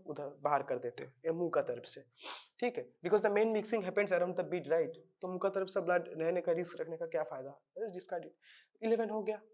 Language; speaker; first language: Hindi; non-native, local second language; Bangla